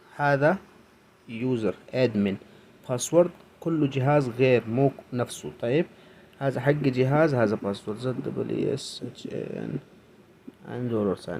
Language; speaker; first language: Arabic; non-native, learner; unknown